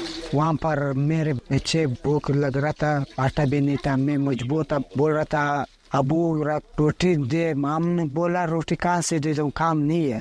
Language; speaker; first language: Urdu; non-native, local second language; Pashto